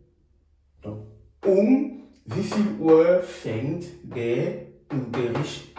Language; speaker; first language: German; non-native, learner; French